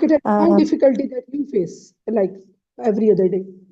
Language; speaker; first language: English; non-native, fluent; Urdu